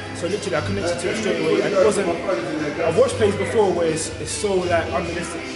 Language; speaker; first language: English; native; English